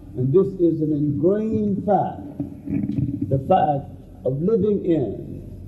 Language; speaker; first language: English; native; English